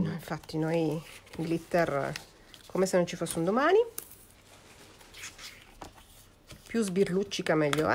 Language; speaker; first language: Italian; native; Italian